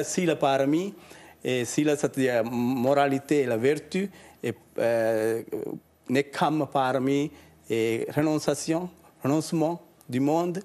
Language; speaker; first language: French; non-native, learner; Sinhala